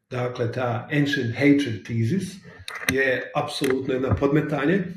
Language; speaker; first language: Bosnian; native; Bosnian